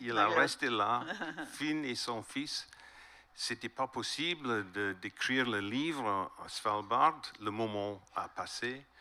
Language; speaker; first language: French; non-native, learner; English